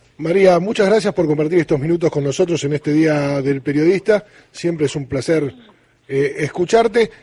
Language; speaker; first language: Spanish; native; Spanish